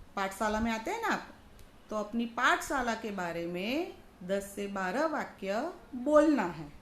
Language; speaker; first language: Hindi; non-native, local second language; Gujarati